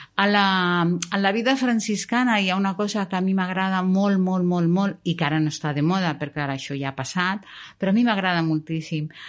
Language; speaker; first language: Catalan; non-native, local second language; Spanish